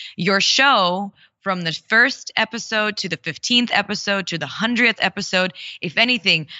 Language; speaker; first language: English; early bilingual, other home language; Russian